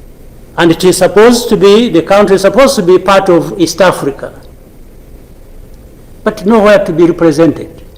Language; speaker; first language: English; non-native, local second language; Kinyarwanda